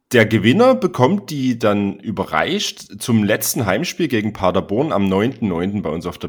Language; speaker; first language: German; native; German